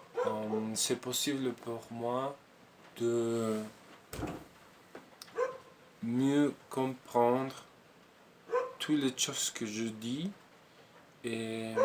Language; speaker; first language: French; non-native, learner; Spanish